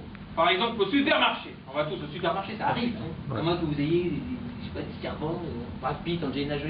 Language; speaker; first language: French; native; French